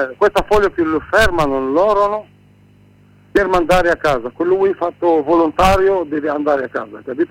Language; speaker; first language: Italian; non-native, learner; Arabic